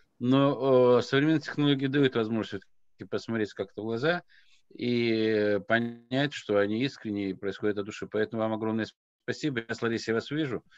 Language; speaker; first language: Russian; non-native, local second language; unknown